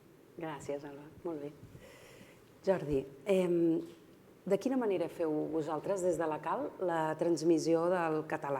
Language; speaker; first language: Catalan; native; Catalan